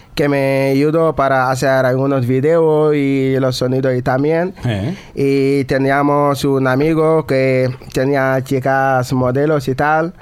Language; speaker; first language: Spanish; non-native, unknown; Wolof